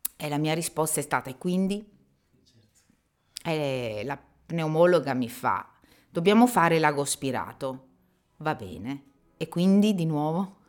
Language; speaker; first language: Italian; native; Italian